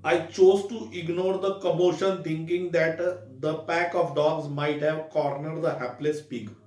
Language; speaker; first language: English; non-native, local second language; Marathi